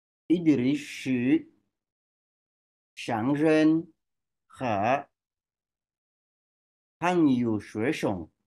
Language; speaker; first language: Chinese; non-native, learner; Swahili